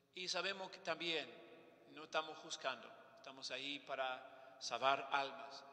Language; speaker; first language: Spanish; non-native, fluent; English